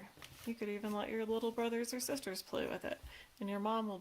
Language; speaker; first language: English; native; English